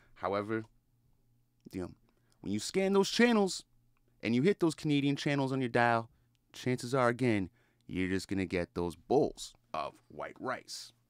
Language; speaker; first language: English; native; English